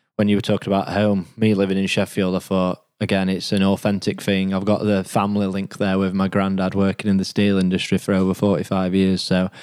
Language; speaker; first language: English; native; English